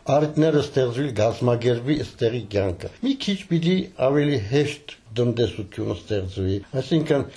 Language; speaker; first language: Armenian; early bilingual, heritage; Armenian